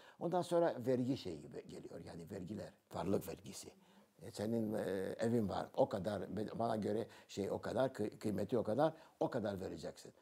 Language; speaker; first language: Turkish; non-native, local second language; Greek